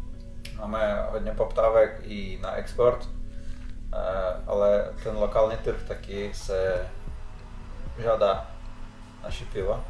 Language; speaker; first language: Czech; non-native, fluent; Russian